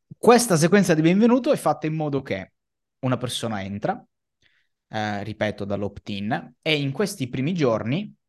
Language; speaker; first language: Italian; native; Italian